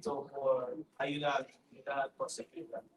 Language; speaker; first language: Spanish; non-native, learner; English